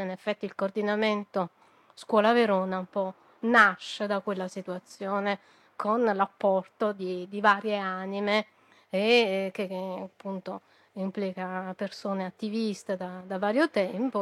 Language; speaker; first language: Italian; native; Italian